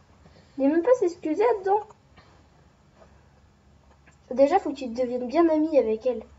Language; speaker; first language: French; native; French